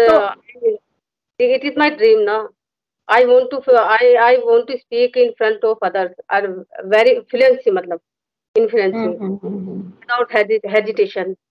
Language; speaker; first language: English; non-native, learner; Hindi